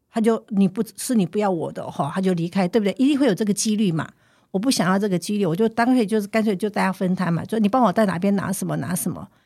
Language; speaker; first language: Chinese; native; Chinese